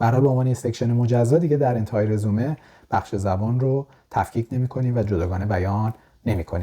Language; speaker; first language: Persian; native; Persian